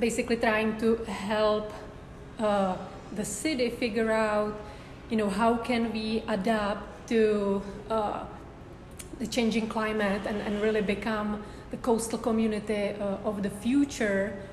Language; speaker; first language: English; non-native, fluent; Czech